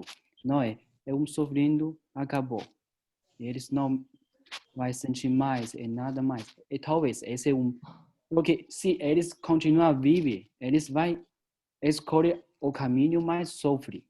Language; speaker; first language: Portuguese; non-native, learner; Chinese